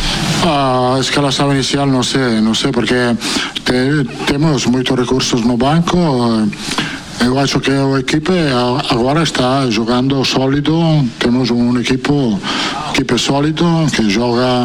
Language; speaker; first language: Portuguese; non-native, fluent; Italian